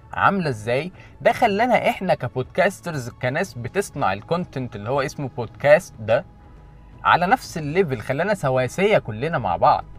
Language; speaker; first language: Arabic; native; Arabic